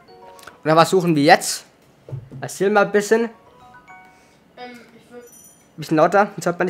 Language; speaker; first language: German; native; German